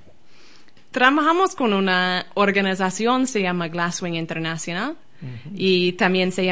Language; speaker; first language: Spanish; non-native, learner; English